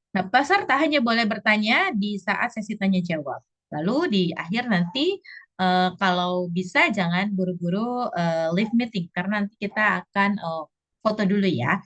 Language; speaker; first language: Indonesian; native; Indonesian